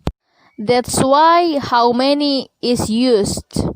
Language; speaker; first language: English; non-native, learner; Indonesian